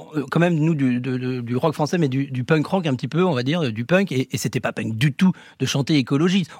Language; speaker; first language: French; native; French